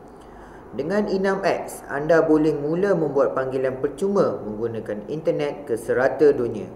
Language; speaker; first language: Malay; native; Malay